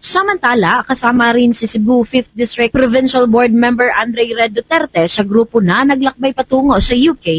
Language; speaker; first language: Filipino; non-native, local second language; Cebuano